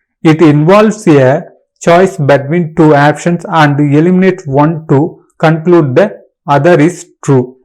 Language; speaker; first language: English; non-native, local second language; Tamil